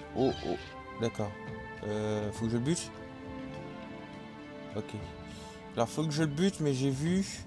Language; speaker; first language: French; native; French